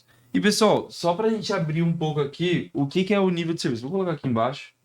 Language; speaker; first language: Portuguese; native; Portuguese